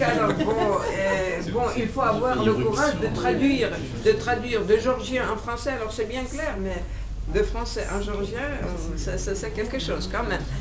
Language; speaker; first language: French; non-native, fluent; Georgian